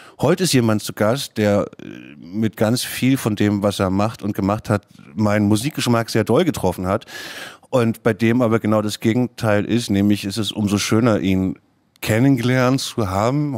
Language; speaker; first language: German; native; German